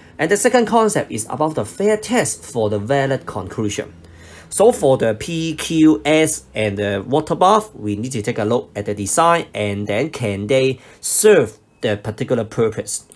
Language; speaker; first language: English; non-native, local second language; Cantonese